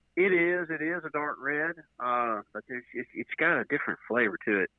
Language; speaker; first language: English; native; English